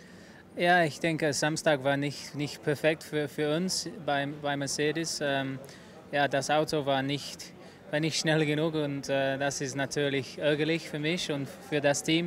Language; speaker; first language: German; non-native, learner; English